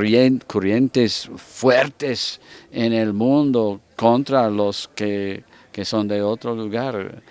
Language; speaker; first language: Spanish; non-native, fluent; English